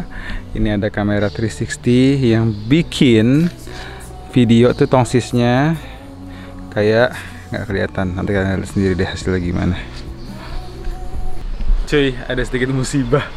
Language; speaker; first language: Indonesian; native; Indonesian